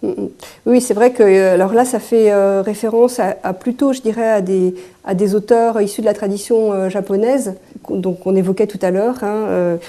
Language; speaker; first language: French; native; French